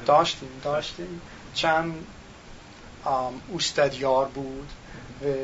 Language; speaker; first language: Persian; non-native, learner; English